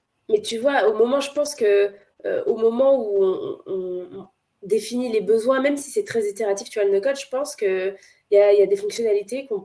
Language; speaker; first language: French; native; French